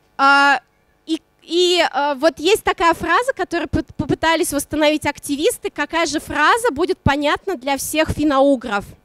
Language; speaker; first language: Russian; non-native, local second language; Udmurt